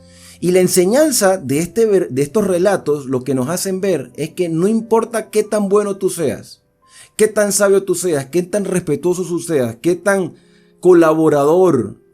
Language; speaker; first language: Spanish; native; Spanish